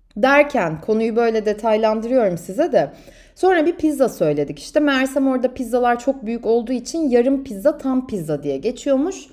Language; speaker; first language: Turkish; native; Turkish